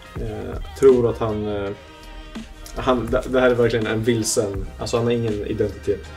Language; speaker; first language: Swedish; native; Swedish